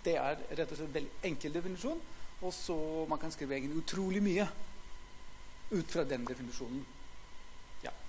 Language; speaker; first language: Norwegian; non-native, fluent; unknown